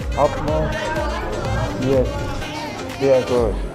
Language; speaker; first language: English; non-native, learner; Indonesian